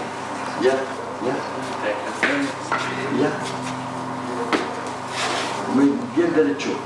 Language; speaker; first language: Spanish; non-native, learner; French